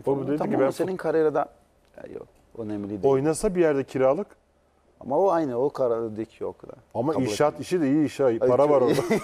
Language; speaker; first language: Turkish; non-native, learner; Portuguese